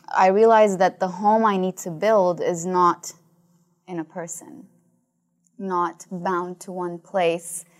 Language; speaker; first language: English; non-native, fluent; Arabic